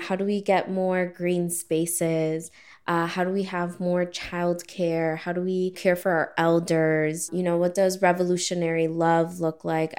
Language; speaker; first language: English; early bilingual, other home language; Spanish